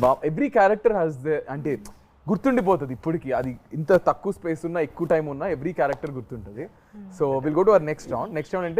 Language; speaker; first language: Telugu; native; Telugu